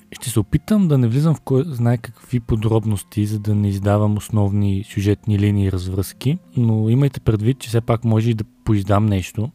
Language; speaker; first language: Bulgarian; native; Bulgarian